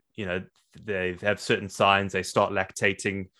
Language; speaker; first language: English; native; English